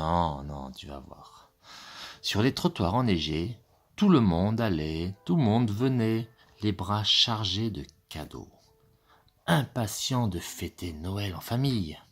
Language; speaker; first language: French; native; French